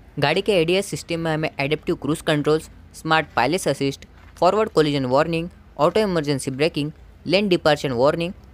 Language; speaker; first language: Hindi; non-native, local second language; Marathi